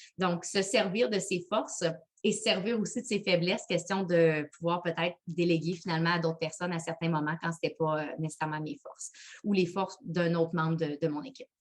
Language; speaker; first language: French; native; French